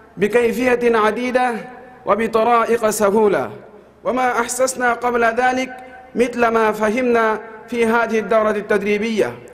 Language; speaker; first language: Arabic; non-native, fluent; Bangla